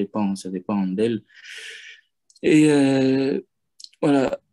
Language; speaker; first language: French; non-native, fluent; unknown